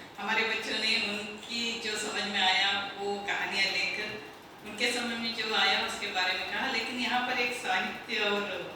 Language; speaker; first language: Hindi; non-native, local second language; Kannada